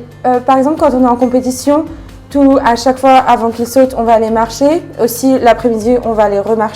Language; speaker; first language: French; native; French